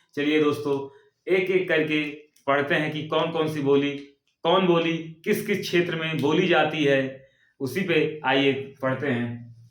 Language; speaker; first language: Hindi; native; Hindi